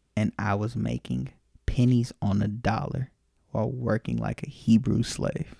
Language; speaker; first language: English; native; English